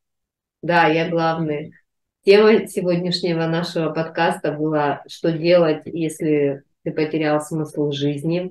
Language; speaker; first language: Russian; native; Russian